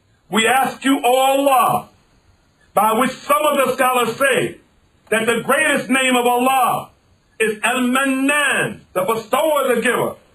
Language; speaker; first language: English; native; English